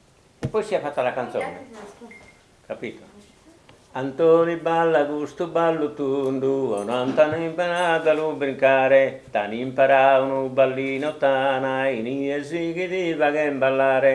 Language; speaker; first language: Italian; non-native, local second language; Sardinian